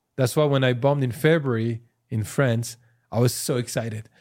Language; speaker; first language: English; non-native, fluent; French